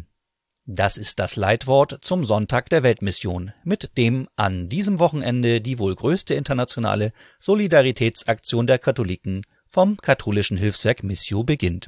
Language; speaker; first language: German; native; German